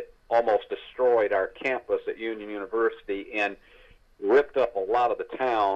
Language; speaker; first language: English; native; English